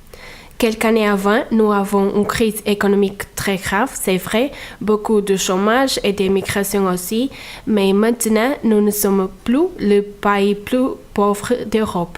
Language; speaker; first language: French; non-native, fluent; Portuguese